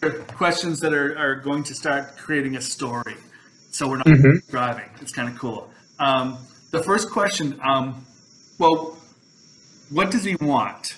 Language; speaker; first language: English; native; English